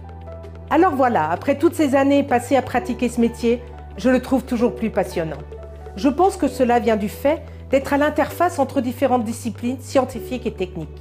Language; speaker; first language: French; native; French